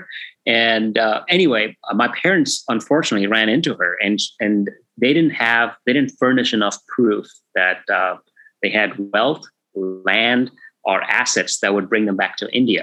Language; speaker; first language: English; non-native, local second language; Tamil